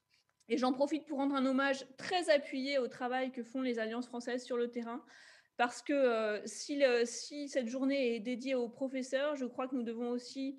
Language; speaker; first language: French; native; French